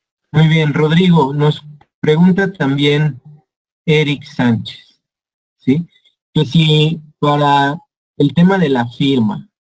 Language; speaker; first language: Spanish; native; Spanish